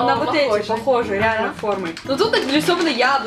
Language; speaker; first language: Russian; native; Russian